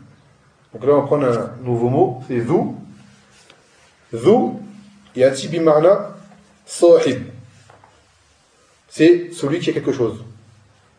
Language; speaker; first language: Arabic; non-native, fluent; French